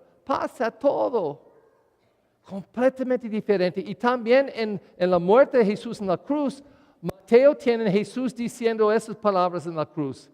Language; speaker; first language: Spanish; non-native, learner; English